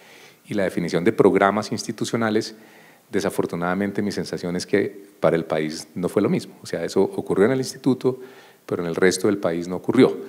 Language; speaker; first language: Spanish; native; Spanish